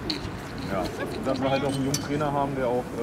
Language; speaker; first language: German; native; German